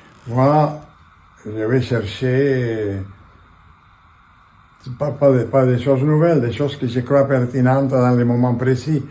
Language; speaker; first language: French; non-native, fluent; Catalan